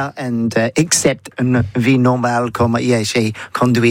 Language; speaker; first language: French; non-native, learner; English